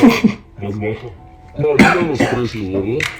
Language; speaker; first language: Spanish; native; Spanish